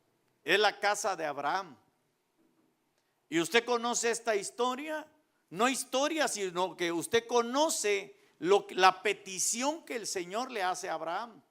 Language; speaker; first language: Spanish; native; Spanish